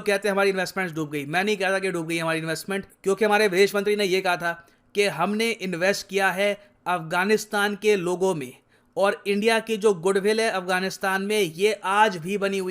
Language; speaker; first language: Hindi; native; Hindi